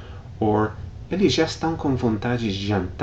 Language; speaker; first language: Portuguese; non-native, fluent; English